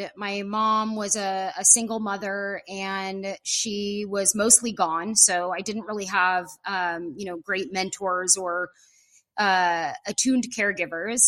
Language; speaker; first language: English; native; English